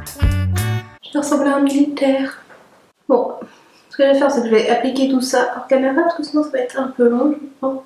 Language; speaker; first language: French; native; French